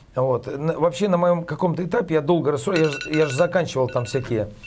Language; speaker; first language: Russian; native; Russian